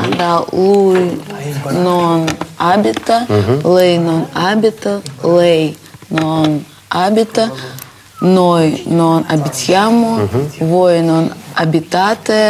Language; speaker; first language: Italian; non-native, learner; Russian